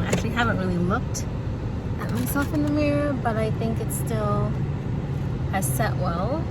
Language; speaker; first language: English; native; English